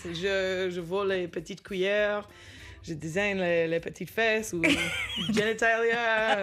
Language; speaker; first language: French; non-native, learner; English